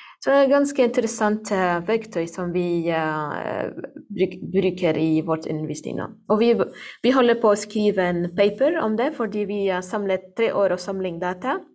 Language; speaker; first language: Norwegian; non-native, learner; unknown